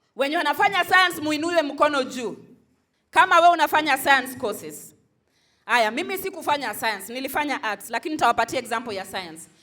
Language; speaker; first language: Swahili; non-native, local second language; Luo (Kenya and Tanzania)